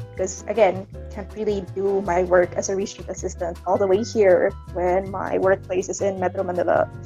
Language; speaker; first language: English; non-native, local second language; Cebuano